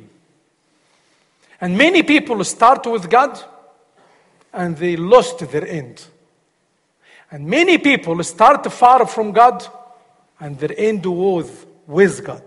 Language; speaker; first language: English; non-native, learner; Arabic